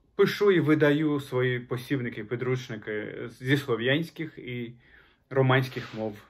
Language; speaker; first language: Ukrainian; non-native, fluent; Azerbaijani